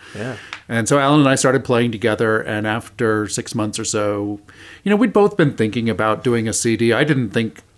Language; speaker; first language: English; native; English